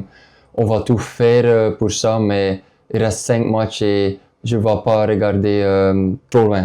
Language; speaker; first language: French; non-native, local second language; Dutch